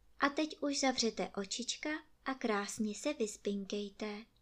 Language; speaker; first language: Czech; native; Czech